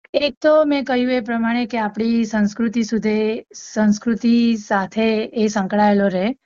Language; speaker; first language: Gujarati; native; Gujarati